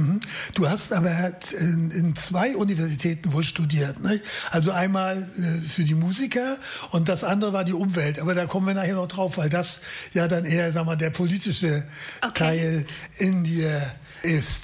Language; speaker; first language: German; native; German